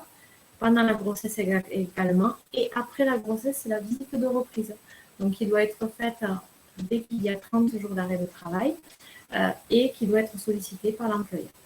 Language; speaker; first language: French; native; French